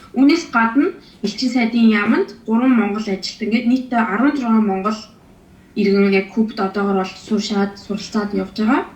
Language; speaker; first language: Mongolian; native; Mongolian